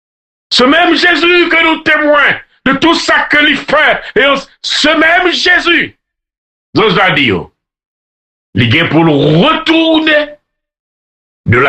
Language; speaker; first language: French; non-native, local second language; Haitian Creole